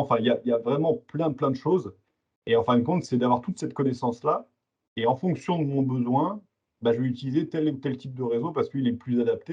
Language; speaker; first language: French; native; French